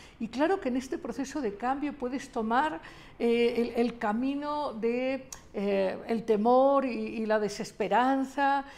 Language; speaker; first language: Spanish; native; Spanish